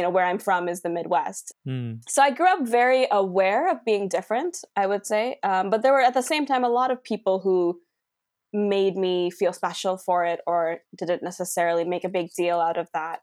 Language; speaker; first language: English; native; English